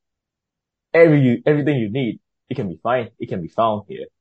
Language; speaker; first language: English; non-native, fluent; Burmese